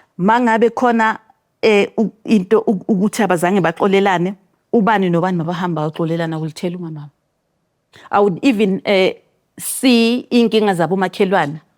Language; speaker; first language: Zulu; native; Zulu